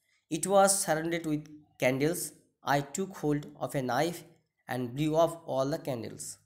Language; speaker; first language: English; non-native, local second language; Bangla